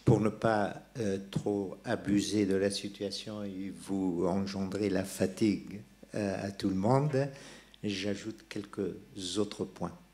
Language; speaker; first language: French; non-native, local second language; Persian